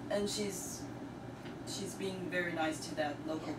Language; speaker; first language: English; non-native, learner; Chinese